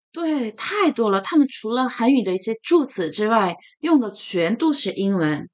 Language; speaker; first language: Chinese; non-native, fluent; Korean